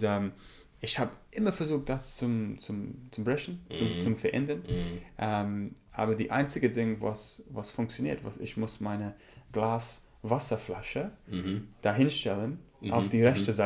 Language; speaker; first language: German; non-native, learner; English